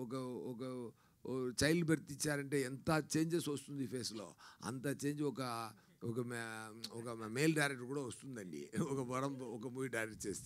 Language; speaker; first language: Telugu; non-native, learner; Tamil